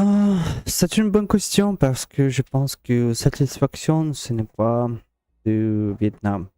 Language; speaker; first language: French; non-native, learner; Russian